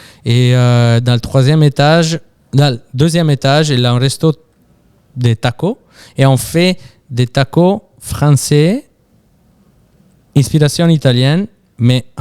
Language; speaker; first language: French; non-native, fluent; Italian